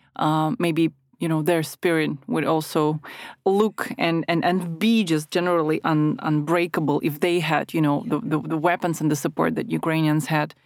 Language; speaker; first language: English; non-native, fluent; Ukrainian